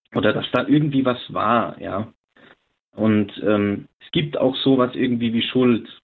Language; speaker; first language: German; native; German